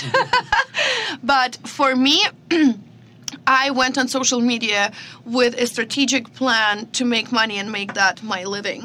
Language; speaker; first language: English; non-native, fluent; Russian